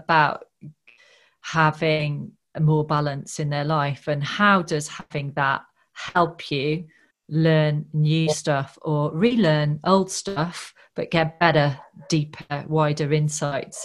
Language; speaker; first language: English; native; English